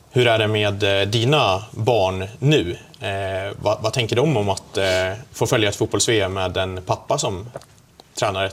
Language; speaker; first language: Swedish; native; Swedish